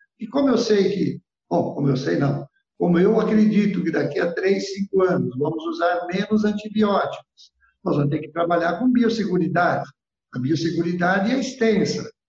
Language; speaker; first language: Portuguese; early bilingual, other home language; Italian